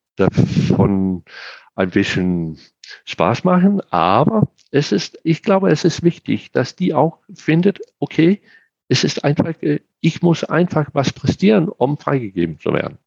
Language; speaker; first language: German; non-native, fluent; Danish